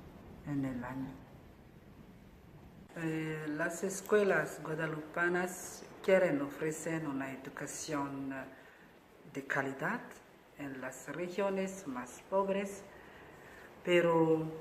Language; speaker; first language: Spanish; non-native, learner; Malagasy